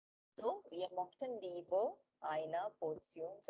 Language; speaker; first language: German; non-native, learner; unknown